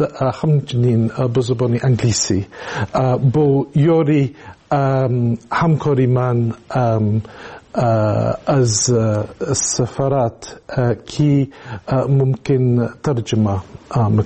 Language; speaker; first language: Tajik; non-native, learner; English